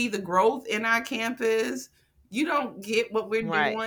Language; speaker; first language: English; native; English